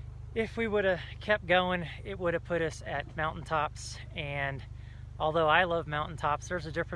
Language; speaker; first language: English; native; English